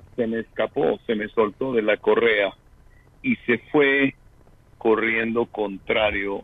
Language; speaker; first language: Spanish; native; Spanish